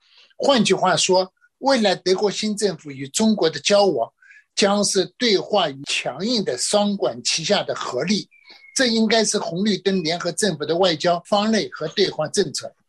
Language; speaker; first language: Chinese; native; Chinese